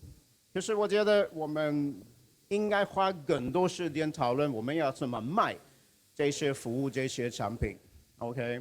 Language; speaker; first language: Chinese; non-native, fluent; Swedish